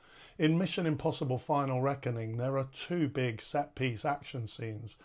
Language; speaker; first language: English; native; English